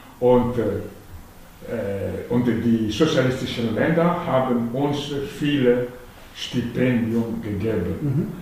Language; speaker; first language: German; non-native, fluent; Malagasy